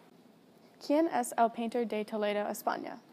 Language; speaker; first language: Spanish; non-native, learner; English